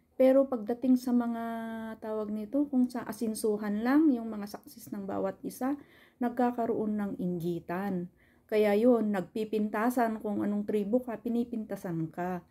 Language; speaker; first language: Filipino; non-native, local second language; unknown